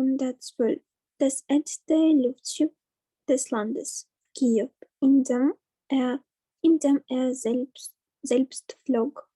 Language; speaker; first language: German; non-native, learner; Ukrainian